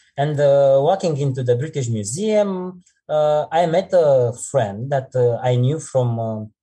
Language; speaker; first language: English; non-native, fluent; Romanian